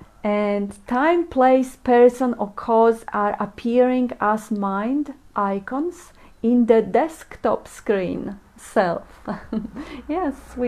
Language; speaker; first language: English; non-native, fluent; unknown